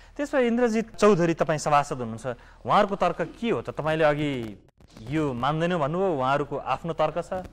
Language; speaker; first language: Nepali; native; Nepali